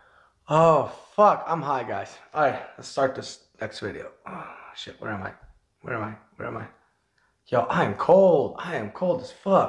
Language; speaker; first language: English; native; English